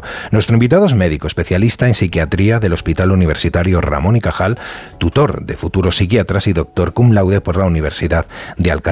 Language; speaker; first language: Spanish; native; Spanish